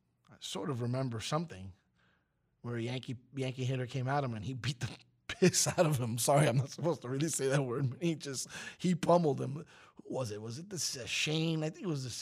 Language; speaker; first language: English; early bilingual, other home language; Spanish